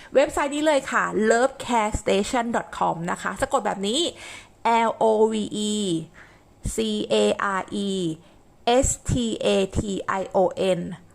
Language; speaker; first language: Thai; native; Thai